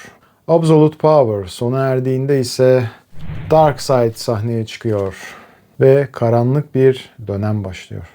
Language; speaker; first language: Turkish; native; Turkish